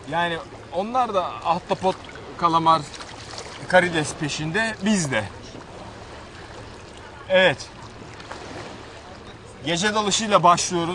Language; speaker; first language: Turkish; native; Turkish